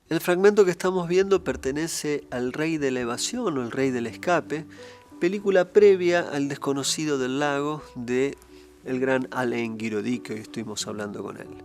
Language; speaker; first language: Spanish; native; Spanish